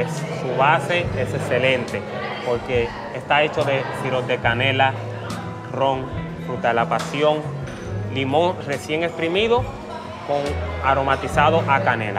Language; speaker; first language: Spanish; native; Spanish